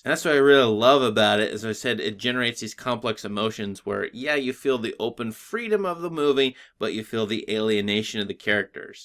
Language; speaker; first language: English; native; English